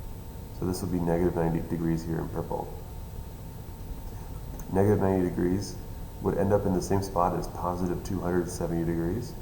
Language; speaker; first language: English; native; English